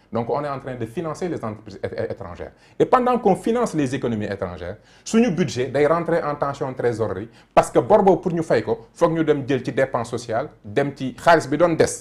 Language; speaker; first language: French; non-native, local second language; Wolof